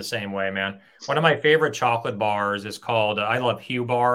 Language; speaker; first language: English; native; English